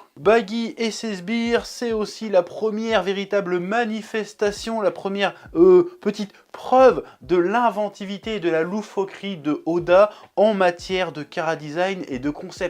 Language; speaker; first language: French; native; French